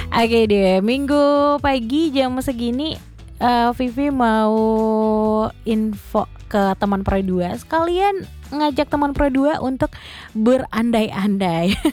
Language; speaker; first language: Indonesian; native; Indonesian